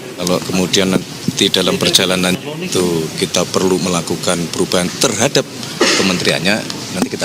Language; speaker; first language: Indonesian; native; Indonesian